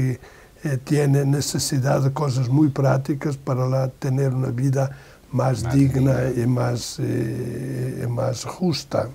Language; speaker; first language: Spanish; non-native, learner; Portuguese